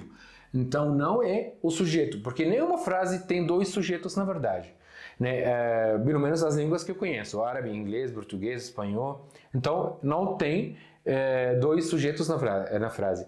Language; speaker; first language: Portuguese; non-native, fluent; Arabic